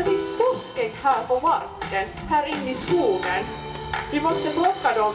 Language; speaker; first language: Swedish; non-native, local second language; Finnish